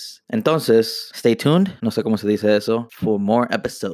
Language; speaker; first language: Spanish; early bilingual, heritage; English